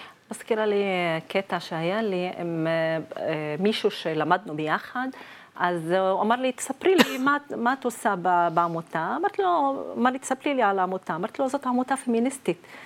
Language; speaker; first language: Hebrew; non-native, local second language; Arabic